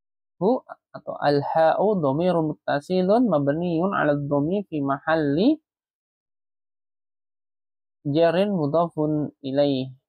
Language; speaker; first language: Arabic; non-native, fluent; Indonesian